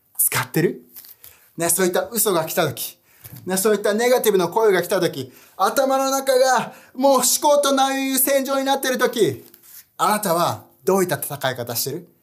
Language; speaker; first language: Japanese; early bilingual, heritage; Japanese